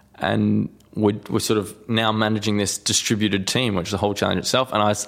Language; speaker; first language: English; native; English